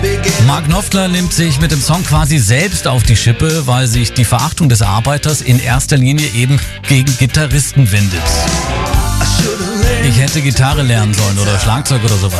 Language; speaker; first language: German; native; German